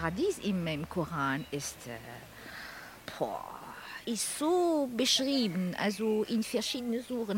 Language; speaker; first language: German; non-native, fluent; Arabic